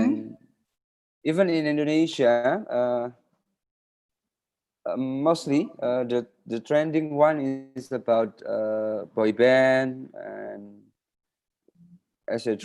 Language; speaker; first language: English; non-native, fluent; Indonesian